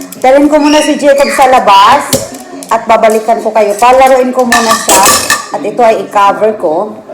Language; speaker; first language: Filipino; non-native, local second language; Cebuano